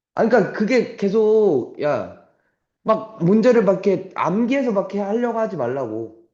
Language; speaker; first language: Korean; native; Korean